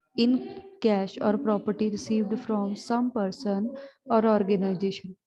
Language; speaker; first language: English; non-native, local second language; Punjabi